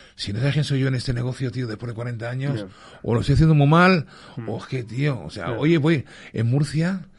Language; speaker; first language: Spanish; early bilingual, other home language; English